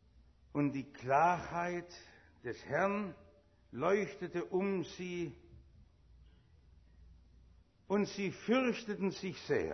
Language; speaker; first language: German; native; German